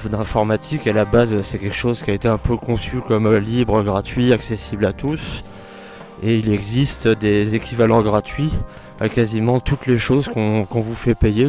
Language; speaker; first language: French; native; French